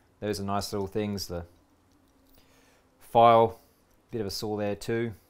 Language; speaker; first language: English; native; English